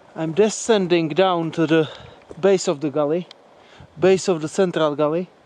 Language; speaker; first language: English; non-native, fluent; Czech